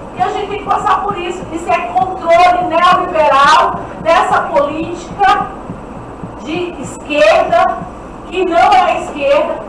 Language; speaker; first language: Portuguese; non-native, local second language; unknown